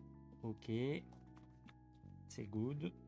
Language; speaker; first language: French; native; French